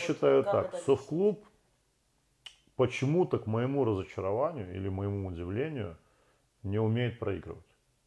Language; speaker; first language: Russian; native; Russian